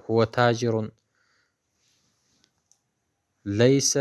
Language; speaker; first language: Arabic; non-native, fluent; Pashto